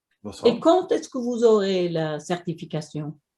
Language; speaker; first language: French; non-native, fluent; Swedish